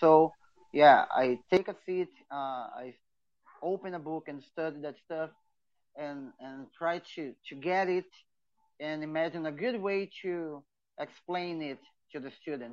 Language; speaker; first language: English; non-native, fluent; Portuguese